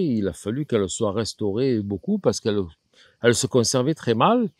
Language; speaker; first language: French; native; French